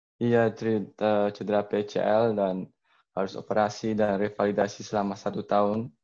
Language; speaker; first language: Indonesian; early bilingual, heritage; Indonesian